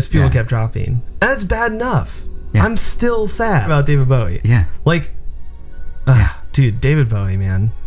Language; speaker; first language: English; early bilingual, other home language; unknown